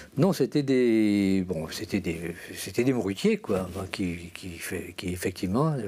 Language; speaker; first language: French; native; French